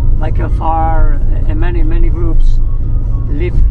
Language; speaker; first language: English; non-native, learner; Spanish